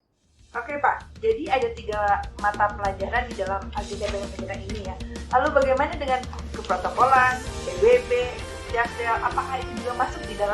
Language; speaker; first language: Indonesian; native; Indonesian